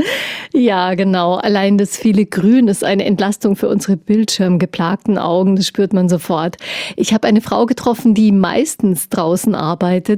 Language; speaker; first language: German; native; German